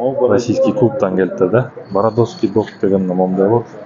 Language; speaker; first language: Russian; non-native, local second language; Kyrgyz